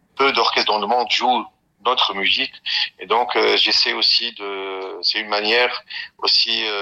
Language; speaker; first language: French; non-native, local second language; Arabic